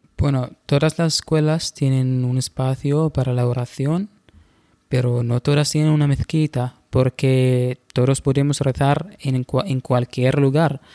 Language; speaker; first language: Spanish; non-native, fluent; Arabic